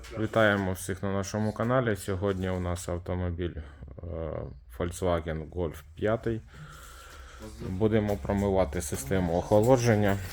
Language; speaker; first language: Ukrainian; native; Ukrainian